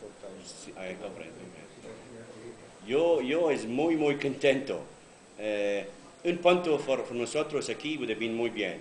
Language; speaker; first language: Spanish; non-native, learner; English